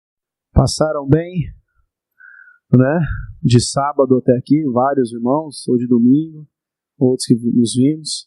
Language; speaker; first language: Portuguese; native; Portuguese